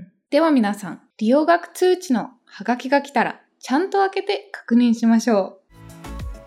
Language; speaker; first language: Japanese; native; Japanese